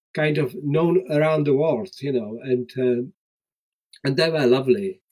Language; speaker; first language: English; non-native, fluent; Czech